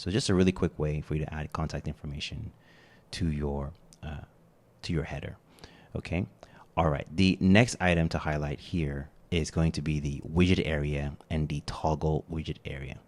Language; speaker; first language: English; native; English